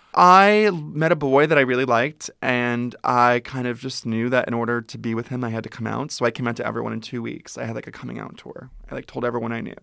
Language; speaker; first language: English; native; English